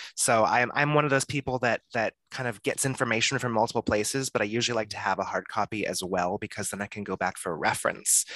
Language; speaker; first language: English; native; English